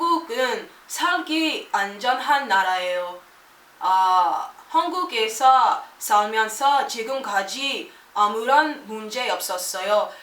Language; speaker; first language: Korean; non-native, learner; English